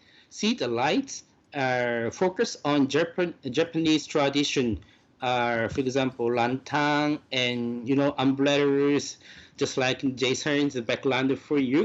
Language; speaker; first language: English; non-native, fluent; Japanese